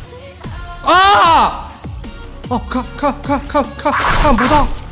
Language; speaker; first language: Chinese; native; Chinese